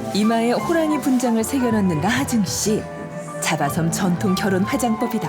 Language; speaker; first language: Korean; native; Korean